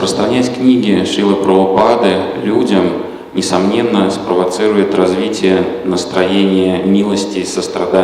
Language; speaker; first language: Russian; native; Russian